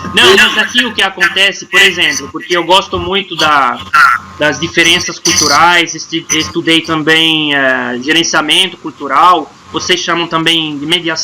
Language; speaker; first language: Portuguese; non-native, fluent; Arabic